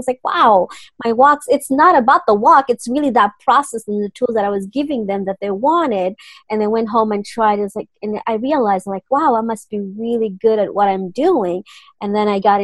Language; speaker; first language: English; non-native, fluent; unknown